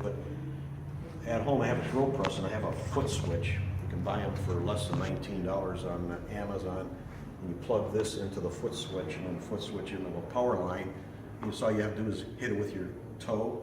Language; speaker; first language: English; native; English